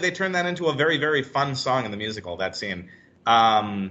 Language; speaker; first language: English; native; English